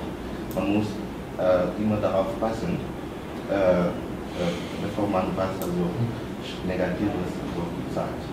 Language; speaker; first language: German; non-native, fluent; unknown